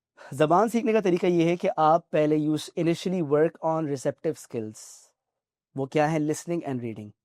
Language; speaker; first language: Urdu; native; Urdu